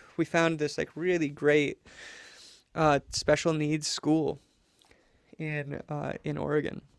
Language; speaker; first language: English; native; English